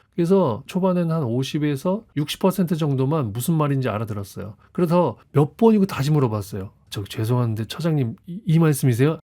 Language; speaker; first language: Korean; native; Korean